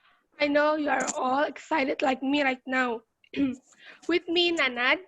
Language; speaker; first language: English; non-native, learner; Indonesian